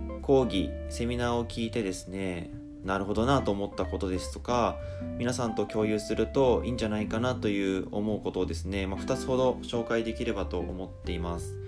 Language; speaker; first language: Japanese; native; Japanese